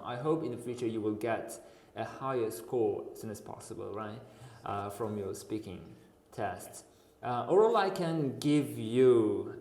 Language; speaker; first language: English; non-native, fluent; Uzbek